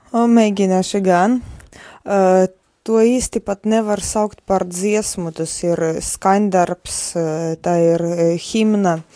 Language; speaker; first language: Latvian; non-native, fluent; Polish